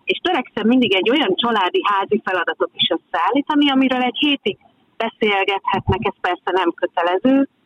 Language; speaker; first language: Hungarian; native; Hungarian